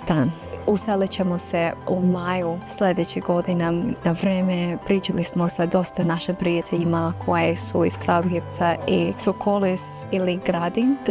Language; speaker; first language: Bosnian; non-native, fluent; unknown